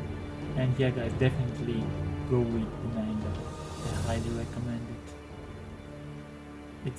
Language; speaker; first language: English; non-native, fluent; German